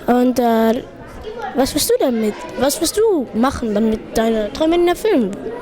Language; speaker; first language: German; non-native, local second language; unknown